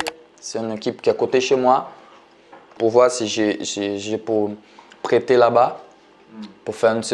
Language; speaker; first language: French; non-native, learner; Portuguese